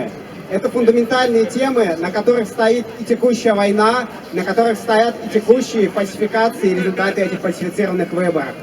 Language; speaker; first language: Russian; native; Russian